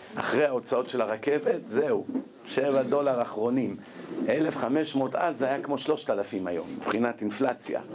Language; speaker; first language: Hebrew; native; Hebrew